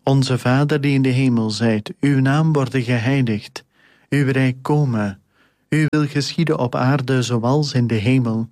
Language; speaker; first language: Dutch; native; Dutch